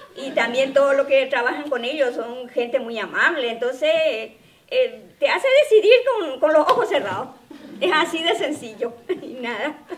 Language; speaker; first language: Spanish; native; Spanish